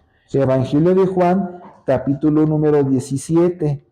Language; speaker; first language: Spanish; native; Spanish